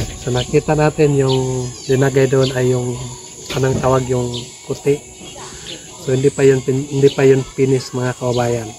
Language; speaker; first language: Filipino; non-native, local second language; Cebuano